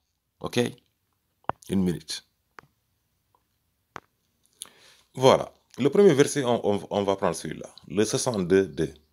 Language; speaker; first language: French; native; French